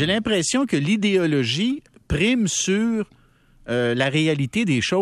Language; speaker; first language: French; native; French